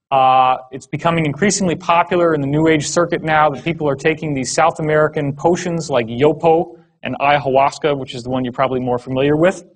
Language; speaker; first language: English; native; English